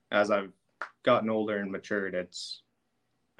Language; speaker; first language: English; native; English